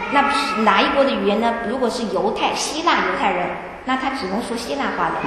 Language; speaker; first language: Chinese; native; Chinese